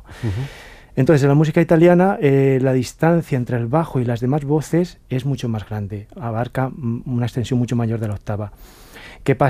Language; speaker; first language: Spanish; native; Spanish